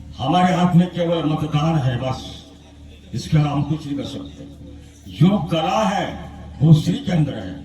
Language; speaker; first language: Hindi; non-native, local second language; Marathi